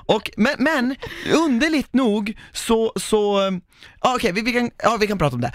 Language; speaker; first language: Swedish; native; Swedish